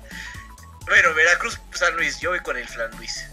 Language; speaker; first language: Spanish; native; Spanish